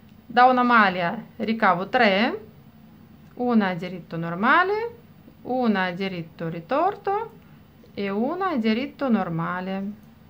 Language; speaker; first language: Italian; non-native, fluent; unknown